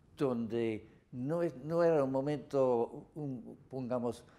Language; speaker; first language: Spanish; non-native, fluent; English